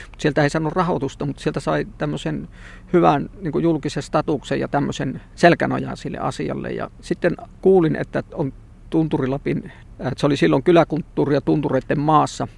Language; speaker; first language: Finnish; native; Finnish